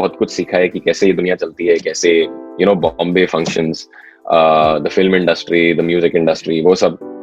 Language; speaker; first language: Hindi; native; Hindi